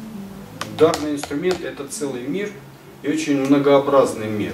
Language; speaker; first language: Russian; native; Russian